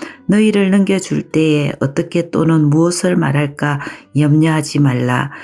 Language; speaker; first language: Korean; native; Korean